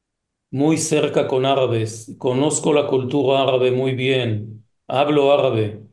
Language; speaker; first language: Spanish; non-native, fluent; Hebrew